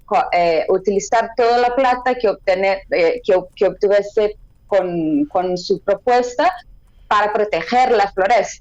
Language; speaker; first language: Spanish; non-native, fluent; Portuguese